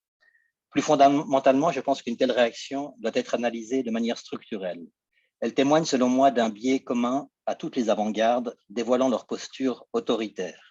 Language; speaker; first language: French; native; French